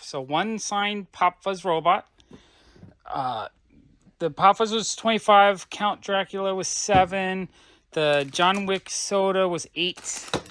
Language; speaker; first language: English; native; English